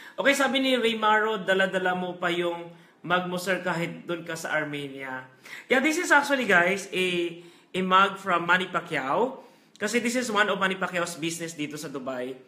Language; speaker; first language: Filipino; non-native, local second language; Hiligaynon